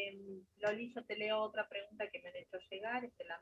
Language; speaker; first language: Spanish; native; Spanish